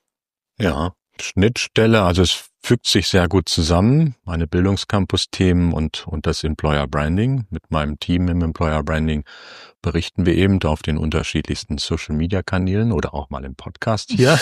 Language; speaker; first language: German; native; German